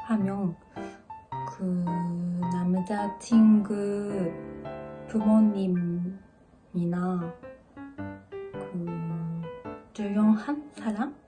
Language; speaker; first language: Korean; non-native, learner; Japanese